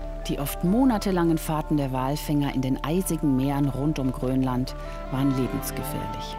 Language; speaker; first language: German; native; German